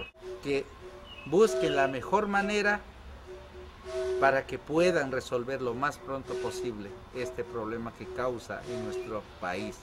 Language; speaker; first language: Spanish; non-native, local second language; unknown